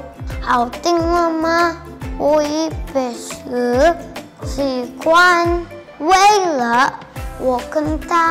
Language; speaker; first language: Chinese; non-native, learner; Indonesian